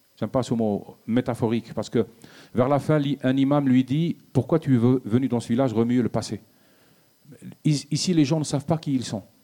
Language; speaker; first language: French; non-native, local second language; Arabic